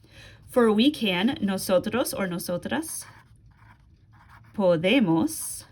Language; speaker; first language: Spanish; non-native, fluent; English